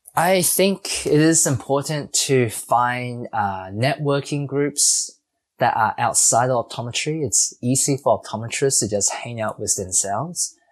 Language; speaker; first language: English; native; English